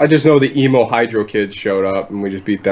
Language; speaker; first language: English; native; English